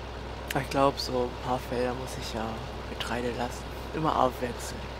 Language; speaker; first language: German; native; German